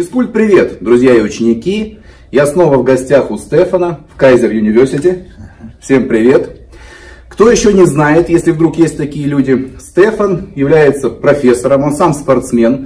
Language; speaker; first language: Russian; native; Russian